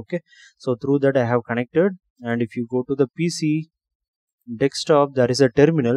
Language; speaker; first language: English; non-native, local second language; Tamil